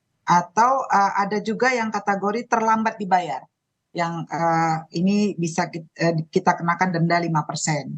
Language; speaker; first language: Indonesian; native; Indonesian